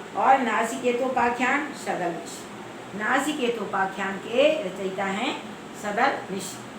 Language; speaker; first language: Hindi; native; Hindi